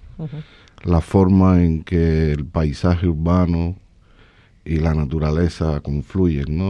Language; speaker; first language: Spanish; native; Spanish